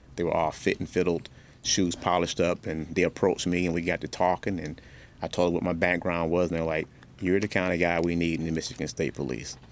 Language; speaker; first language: English; native; English